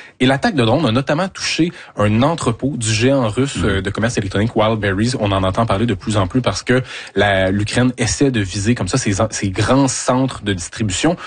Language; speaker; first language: French; native; French